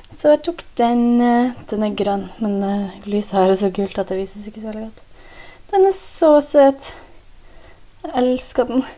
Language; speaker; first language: Norwegian; native; Norwegian